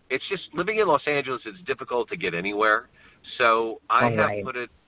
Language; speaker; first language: English; native; English